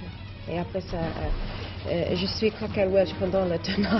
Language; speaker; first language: French; non-native, learner; English